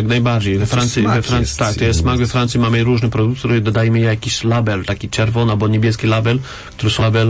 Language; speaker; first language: Polish; non-native, learner; French